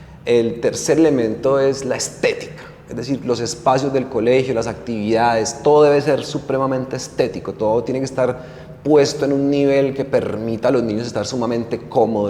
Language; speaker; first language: Spanish; native; Spanish